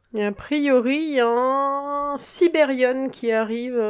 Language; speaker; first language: French; native; French